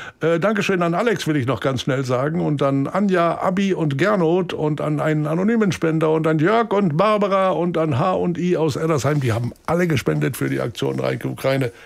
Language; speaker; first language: German; native; German